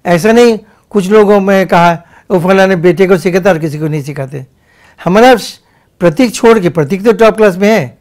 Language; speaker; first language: Hindi; non-native, local second language; Bangla